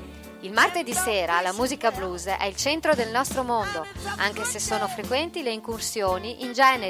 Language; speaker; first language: Italian; native; Italian